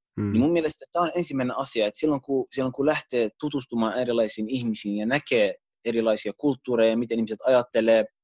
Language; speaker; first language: Finnish; early bilingual, other home language; Arabic